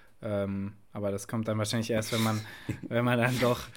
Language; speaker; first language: German; native; German